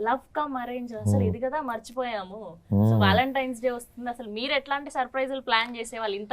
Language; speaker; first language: Telugu; native; Telugu